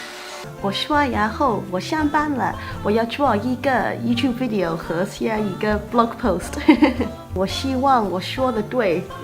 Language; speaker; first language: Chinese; non-native, learner; Cantonese